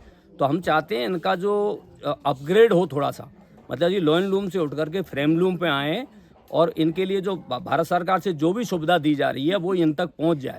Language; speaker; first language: Hindi; native; Hindi